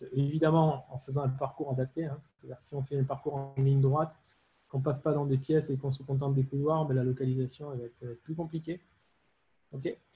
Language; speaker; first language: French; native; French